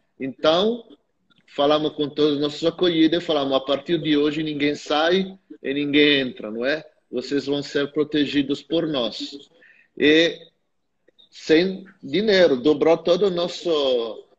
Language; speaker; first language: Portuguese; non-native, fluent; Italian